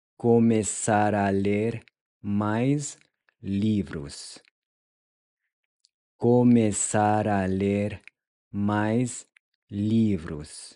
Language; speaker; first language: Portuguese; non-native, fluent; English